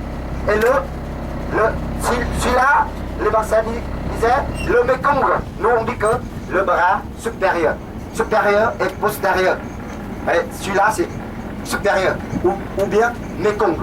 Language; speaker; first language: French; non-native, learner; Vietnamese